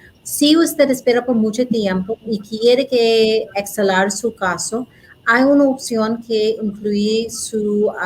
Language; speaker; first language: Spanish; non-native, learner; English